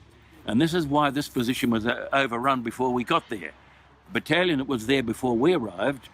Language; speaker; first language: English; native; English